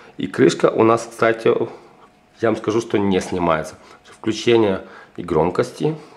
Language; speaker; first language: Russian; non-native, local second language; Ukrainian